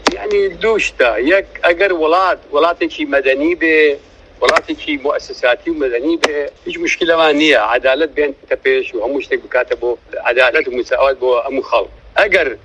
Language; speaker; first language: Central Kurdish; non-native, local second language; Assyrian Neo-Aramaic